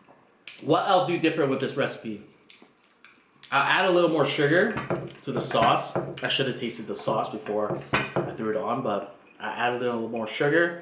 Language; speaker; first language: English; native; English